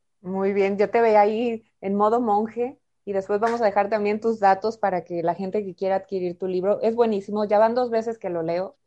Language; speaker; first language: Spanish; native; Spanish